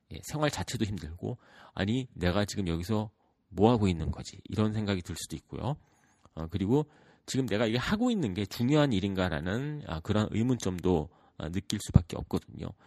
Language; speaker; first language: Korean; early bilingual, heritage; Korean